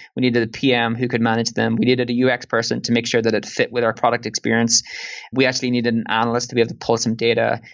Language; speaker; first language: English; native; English